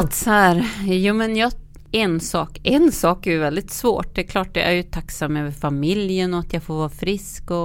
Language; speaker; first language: Swedish; native; Swedish